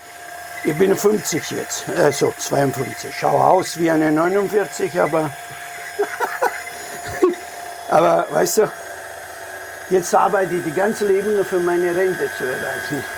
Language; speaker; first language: German; non-native, fluent; Italian